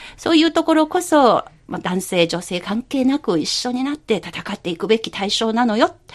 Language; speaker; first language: Japanese; non-native, fluent; Chinese